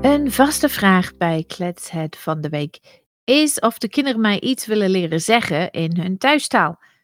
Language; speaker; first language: Dutch; non-native, fluent; English